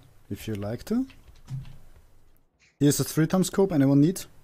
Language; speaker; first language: English; non-native, fluent; German